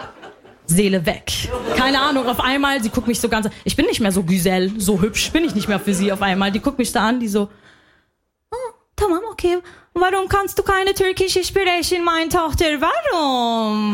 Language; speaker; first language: German; early bilingual, other home language; Arabic